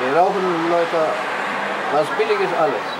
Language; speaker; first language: German; non-native, learner; Turkish